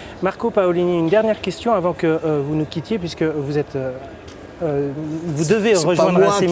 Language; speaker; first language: French; native; French